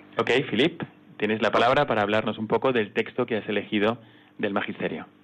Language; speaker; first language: Spanish; native; Spanish